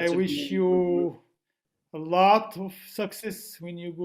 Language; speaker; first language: English; non-native, fluent; Arabic